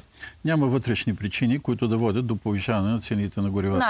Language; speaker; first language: Bulgarian; native; Bulgarian